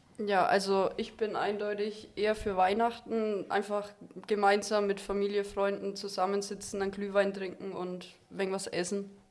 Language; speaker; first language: German; native; German